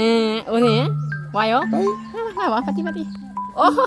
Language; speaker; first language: Korean; non-native, learner; Lao